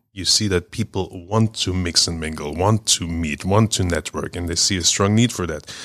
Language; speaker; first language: English; non-native, fluent; German